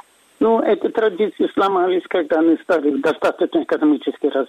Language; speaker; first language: Russian; non-native, fluent; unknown